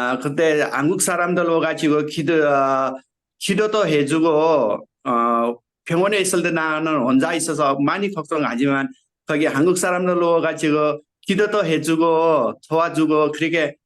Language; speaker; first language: Korean; non-native, learner; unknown